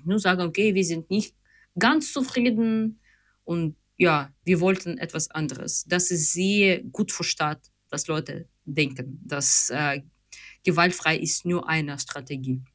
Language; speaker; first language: German; non-native, fluent; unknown